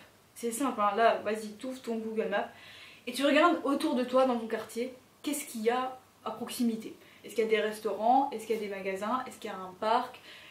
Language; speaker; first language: French; native; French